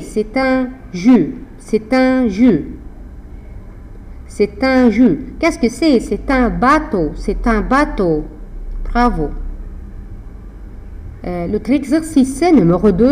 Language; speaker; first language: French; non-native, fluent; Arabic